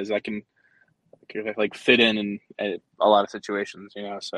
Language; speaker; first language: English; early bilingual, other home language; Spanish